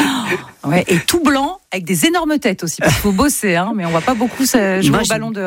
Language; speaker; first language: French; native; French